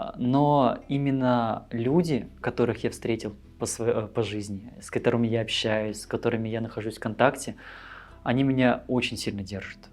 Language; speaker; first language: Russian; native; Russian